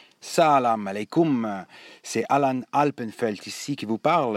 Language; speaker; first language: French; non-native, learner; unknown